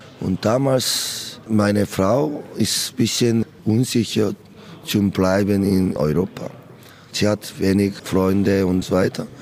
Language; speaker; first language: German; non-native, learner; Korean